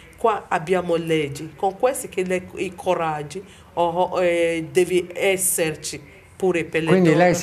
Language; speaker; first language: Italian; non-native, learner; Bini